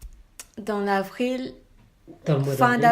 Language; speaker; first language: French; non-native, learner; Malay